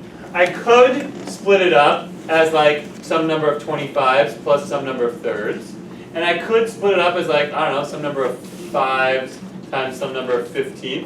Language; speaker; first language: English; native; English